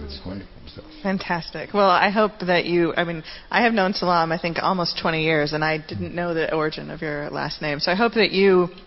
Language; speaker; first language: English; native; English